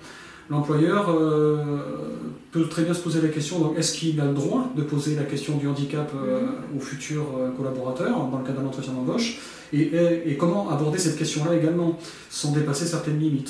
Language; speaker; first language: French; native; French